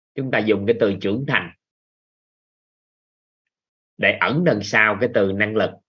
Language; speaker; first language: Vietnamese; native; Vietnamese